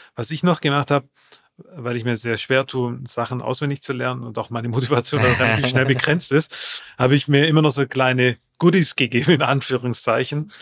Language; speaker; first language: German; native; German